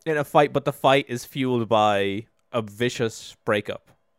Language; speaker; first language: English; native; English